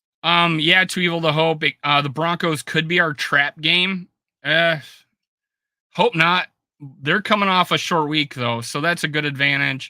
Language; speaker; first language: English; native; English